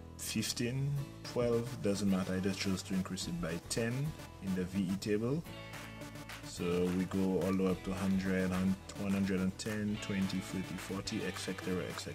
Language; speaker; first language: English; native; English